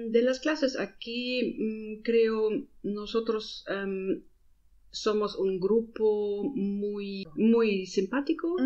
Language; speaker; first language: Spanish; non-native, learner; German